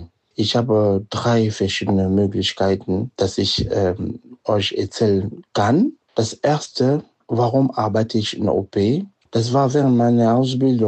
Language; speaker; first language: German; non-native, fluent; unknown